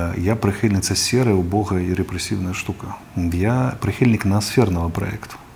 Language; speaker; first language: Ukrainian; non-native, local second language; Russian